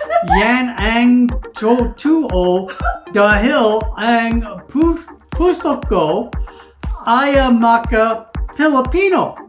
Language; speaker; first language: Filipino; non-native, learner; English